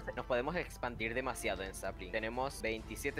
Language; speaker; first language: Spanish; native; Spanish